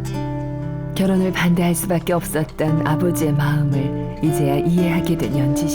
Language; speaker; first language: Korean; native; Korean